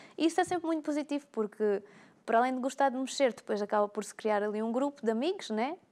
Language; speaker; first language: Portuguese; native; Portuguese